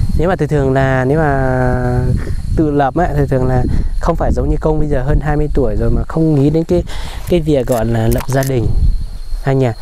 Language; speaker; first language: Vietnamese; non-native, local second language; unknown